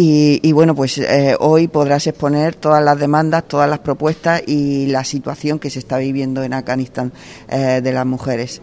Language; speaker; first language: Spanish; native; Spanish